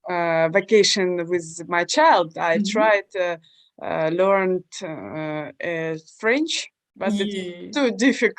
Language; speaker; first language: English; non-native, learner; Russian